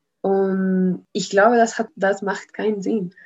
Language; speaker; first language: German; non-native, learner; Spanish